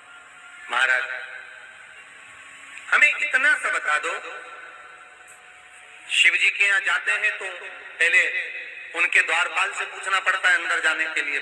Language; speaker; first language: Hindi; native; Hindi